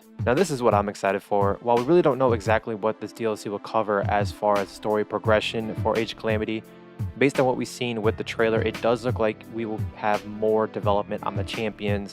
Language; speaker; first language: English; native; English